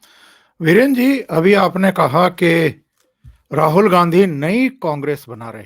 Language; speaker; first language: Hindi; native; Hindi